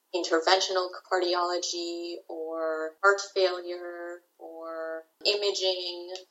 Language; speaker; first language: English; native; English